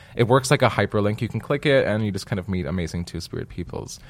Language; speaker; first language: English; native; English